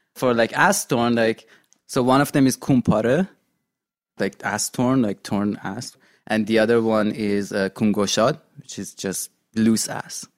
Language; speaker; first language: English; non-native, fluent; Portuguese